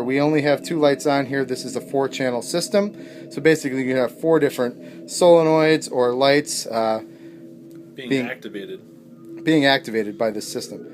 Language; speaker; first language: English; native; English